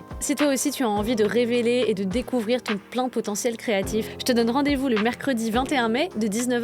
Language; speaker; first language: French; native; French